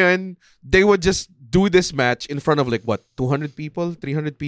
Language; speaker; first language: English; non-native, local second language; Filipino